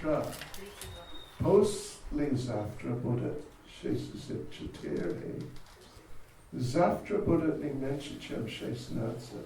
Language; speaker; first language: Russian; non-native, learner; English